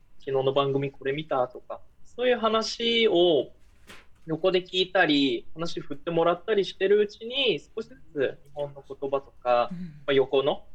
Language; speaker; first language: Japanese; early bilingual, other home language; Portuguese